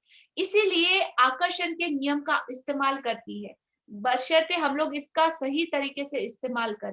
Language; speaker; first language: Hindi; native; Hindi